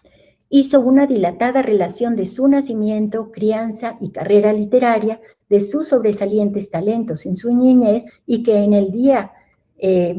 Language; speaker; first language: Spanish; native; Spanish